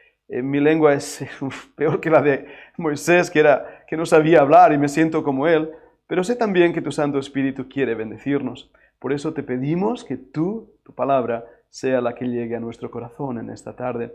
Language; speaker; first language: Spanish; native; Spanish